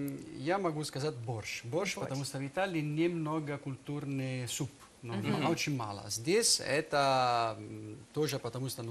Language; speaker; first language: Russian; non-native, learner; Italian